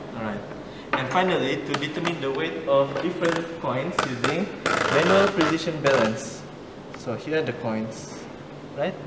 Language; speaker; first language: English; non-native, local second language; Malay